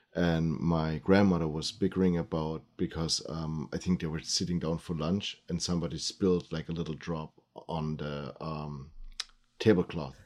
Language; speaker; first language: English; early bilingual, other home language; German